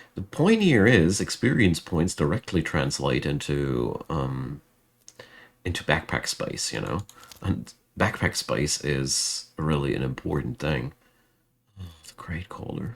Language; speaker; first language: English; non-native, fluent; German